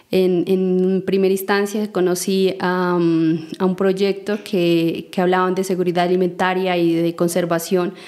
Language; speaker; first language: Spanish; native; Spanish